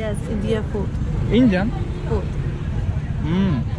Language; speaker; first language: English; non-native, learner; Burmese